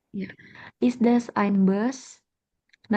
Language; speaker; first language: German; non-native, learner; Indonesian